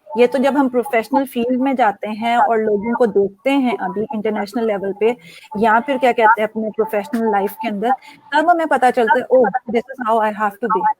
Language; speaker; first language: Urdu; native; Urdu